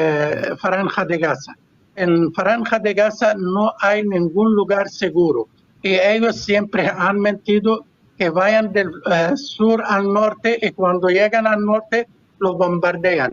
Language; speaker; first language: Spanish; non-native, fluent; Arabic